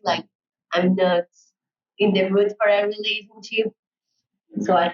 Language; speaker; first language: English; non-native, learner; Spanish